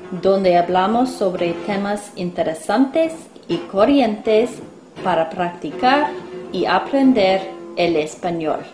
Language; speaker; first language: Spanish; non-native, learner; English